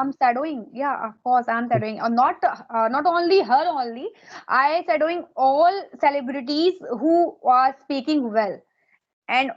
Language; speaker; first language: English; non-native, local second language; Hindi